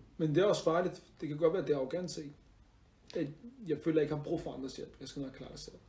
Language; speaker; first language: Danish; early bilingual, other home language; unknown